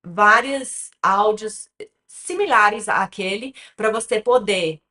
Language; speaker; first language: Portuguese; early bilingual, other home language; English